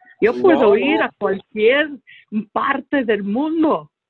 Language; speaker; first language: Spanish; early bilingual, heritage; Spanish